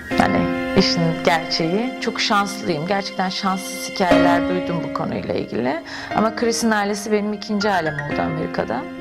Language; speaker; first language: Turkish; native; Turkish